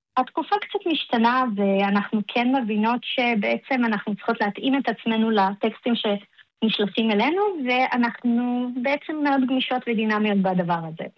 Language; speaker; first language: Hebrew; early bilingual, other home language; Russian